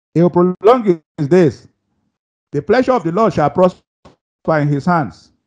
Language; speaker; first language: English; non-native, local second language; Yoruba